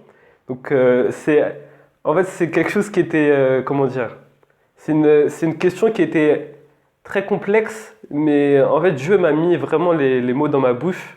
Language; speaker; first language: French; native; French